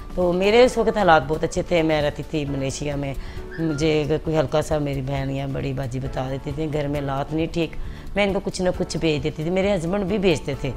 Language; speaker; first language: Urdu; non-native, local second language; Punjabi